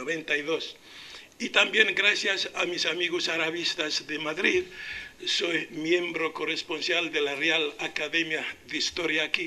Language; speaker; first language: Spanish; non-native, local second language; Arabic